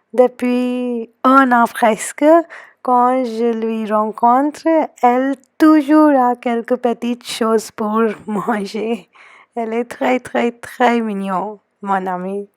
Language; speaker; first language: French; non-native, fluent; Hindi